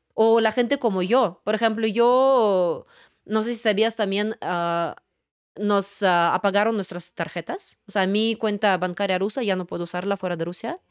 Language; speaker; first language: Spanish; non-native, fluent; Russian